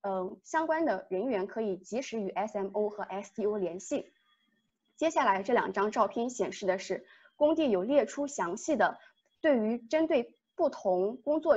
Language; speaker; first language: Chinese; native; Chinese